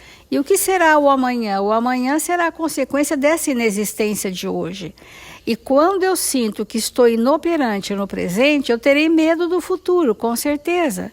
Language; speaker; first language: Portuguese; native; Portuguese